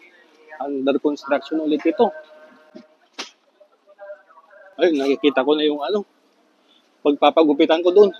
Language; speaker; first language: Filipino; native; Filipino